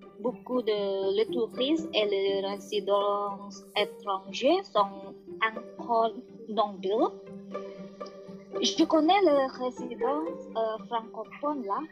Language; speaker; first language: French; non-native, learner; Indonesian